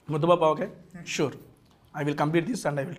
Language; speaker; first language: Telugu; native; Telugu